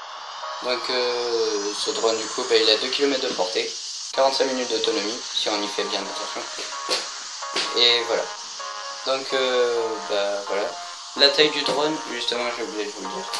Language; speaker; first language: French; native; French